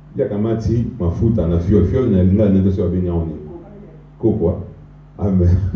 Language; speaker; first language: Lingala; non-native, local second language; Swahili